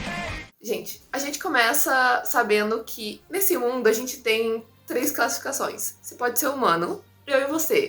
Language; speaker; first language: Portuguese; native; Portuguese